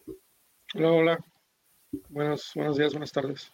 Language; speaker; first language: Spanish; early bilingual, heritage; English